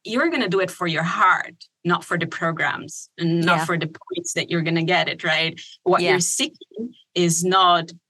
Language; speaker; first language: English; non-native, fluent; Portuguese